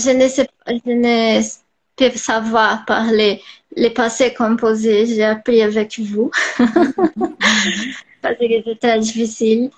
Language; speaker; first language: French; non-native, learner; Portuguese